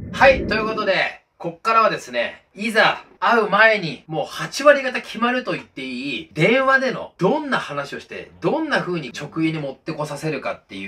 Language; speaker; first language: Japanese; native; Japanese